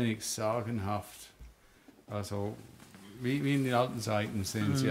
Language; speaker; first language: German; non-native, fluent; English